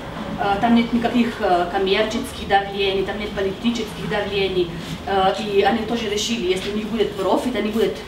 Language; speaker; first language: Russian; non-native, fluent; Slovenian